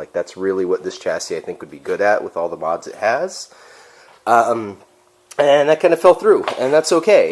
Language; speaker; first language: English; native; English